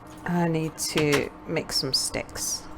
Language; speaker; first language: English; native; English